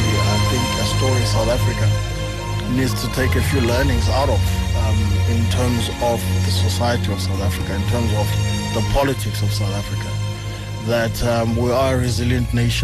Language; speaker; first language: English; non-native, local second language; Xhosa